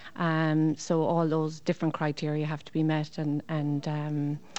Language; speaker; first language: English; native; English